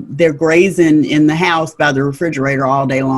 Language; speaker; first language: English; native; English